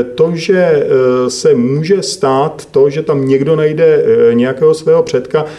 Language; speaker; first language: Czech; native; Czech